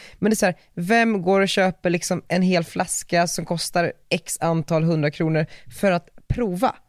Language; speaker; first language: Swedish; native; Swedish